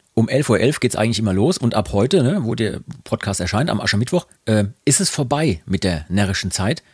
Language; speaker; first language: German; native; German